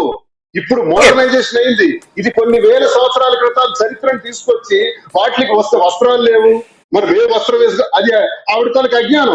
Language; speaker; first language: Telugu; native; Telugu